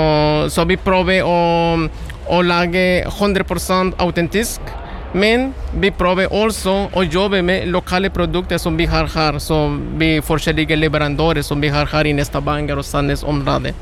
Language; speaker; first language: Norwegian; non-native, learner; Spanish